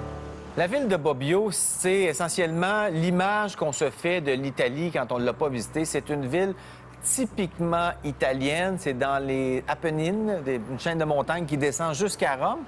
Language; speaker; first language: French; native; French